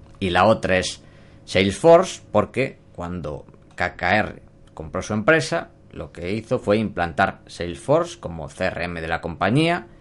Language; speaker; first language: Spanish; native; Spanish